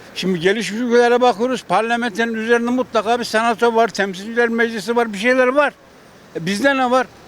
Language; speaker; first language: Turkish; native; Turkish